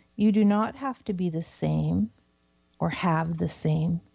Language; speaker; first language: English; native; English